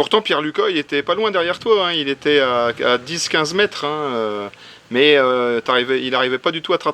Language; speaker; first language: French; native; French